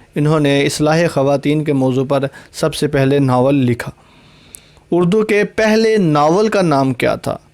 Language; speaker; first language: Urdu; non-native, local second language; Punjabi